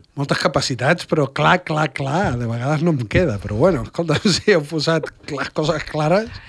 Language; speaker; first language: Catalan; native; Catalan